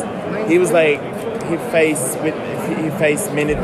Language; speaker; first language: English; non-native, fluent; Turkish